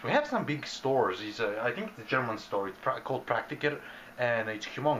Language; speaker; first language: English; non-native, fluent; Bulgarian